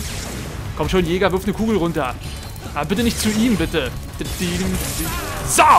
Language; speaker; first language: German; native; German